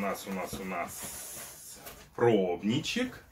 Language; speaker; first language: Russian; native; Russian